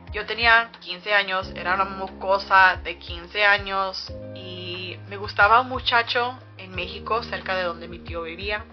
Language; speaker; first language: Spanish; early bilingual, other home language; English